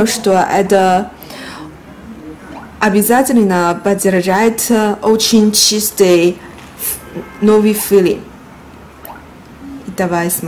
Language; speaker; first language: Russian; non-native, learner; Chinese